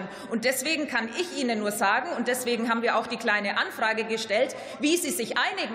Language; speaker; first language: German; native; German